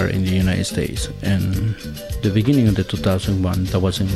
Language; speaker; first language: English; non-native, learner; Spanish